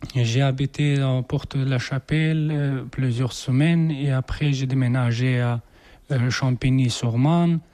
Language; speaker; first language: French; non-native, learner; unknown